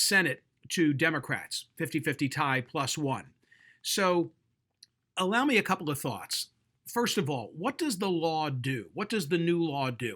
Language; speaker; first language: English; native; English